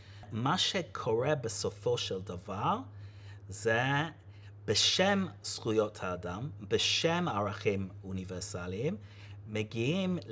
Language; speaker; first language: Hebrew; non-native, fluent; English